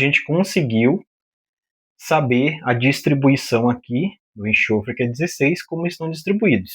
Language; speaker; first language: Portuguese; native; Portuguese